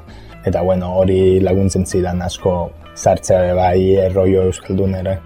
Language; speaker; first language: Basque; non-native, fluent; Italian